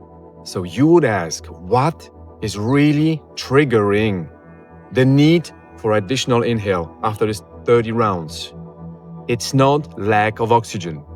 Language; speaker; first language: English; non-native, fluent; Polish